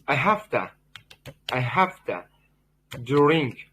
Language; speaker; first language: English; non-native, learner; Uzbek